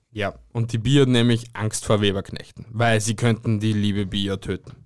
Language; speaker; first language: German; native; German